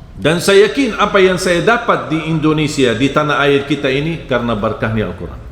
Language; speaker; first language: Malay; non-native, fluent; Arabic